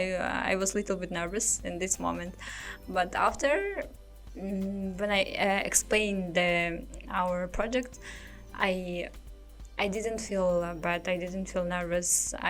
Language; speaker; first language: English; non-native, learner; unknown